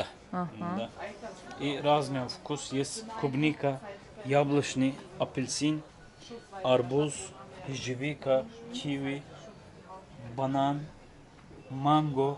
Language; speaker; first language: Russian; non-native, learner; Turkish